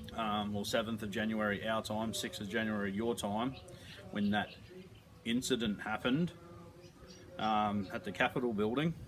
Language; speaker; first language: English; native; English